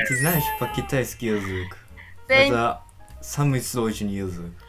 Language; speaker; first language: Russian; non-native, learner; Japanese